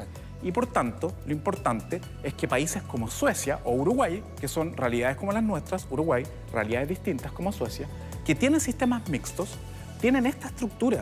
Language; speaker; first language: Spanish; native; Spanish